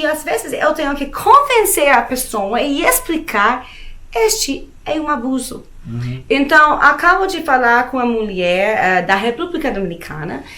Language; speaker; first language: Portuguese; non-native, fluent; Spanish